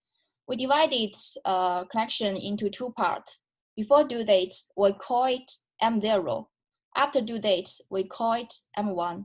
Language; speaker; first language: English; non-native, fluent; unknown